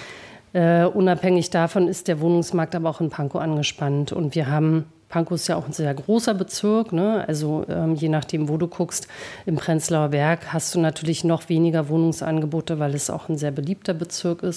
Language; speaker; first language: German; native; German